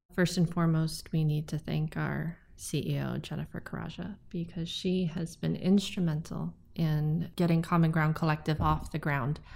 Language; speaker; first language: English; native; English